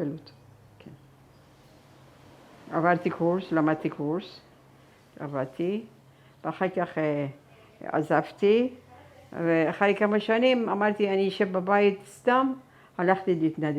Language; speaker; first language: Hebrew; non-native, fluent; Persian